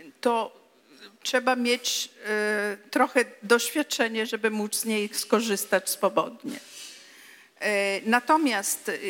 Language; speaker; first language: Polish; non-native, fluent; Italian